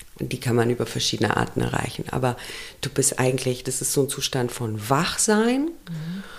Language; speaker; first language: German; early bilingual, other home language; Romanian